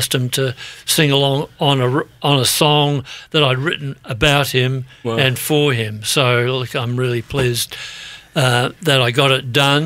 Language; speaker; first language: English; native; English